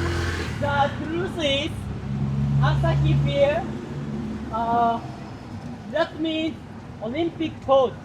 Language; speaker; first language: English; non-native, learner; Japanese